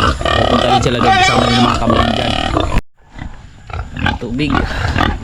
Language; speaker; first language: Filipino; native; Filipino